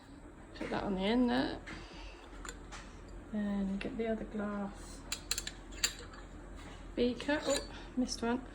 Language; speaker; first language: English; native; English